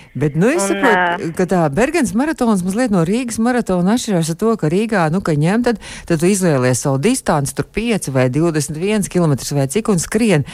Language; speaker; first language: Latvian; native; Latvian